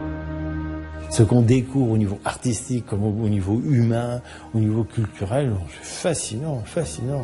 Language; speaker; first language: French; native; French